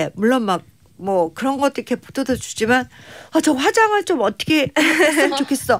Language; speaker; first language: Korean; native; Korean